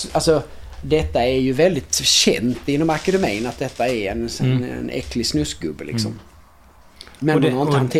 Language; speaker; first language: Swedish; native; Swedish